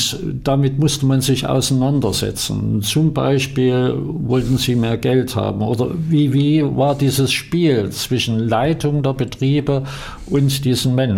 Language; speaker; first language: German; native; German